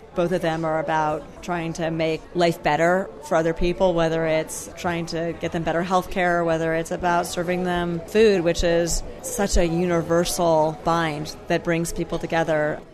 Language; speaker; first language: English; native; English